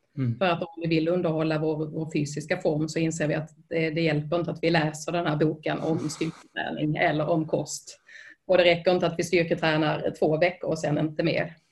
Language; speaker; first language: Swedish; native; Swedish